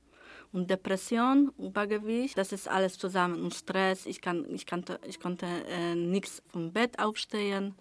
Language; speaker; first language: German; non-native, learner; Polish